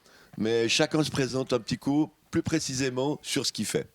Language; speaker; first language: French; native; French